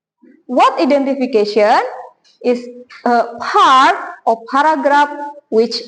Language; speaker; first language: English; non-native, learner; Indonesian